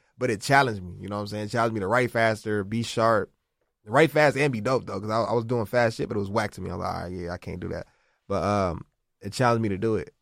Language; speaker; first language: English; native; English